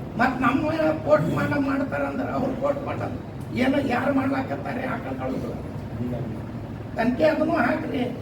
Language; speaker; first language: Kannada; non-native, local second language; Urdu